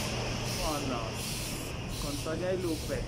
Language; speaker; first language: Spanish; native; Spanish